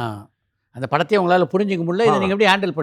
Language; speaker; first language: Tamil; native; Tamil